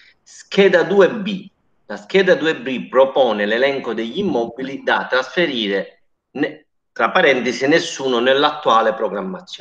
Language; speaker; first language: Italian; native; Italian